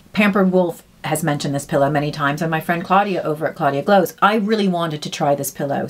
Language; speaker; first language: English; native; English